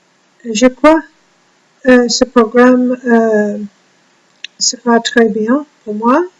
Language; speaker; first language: French; non-native, learner; English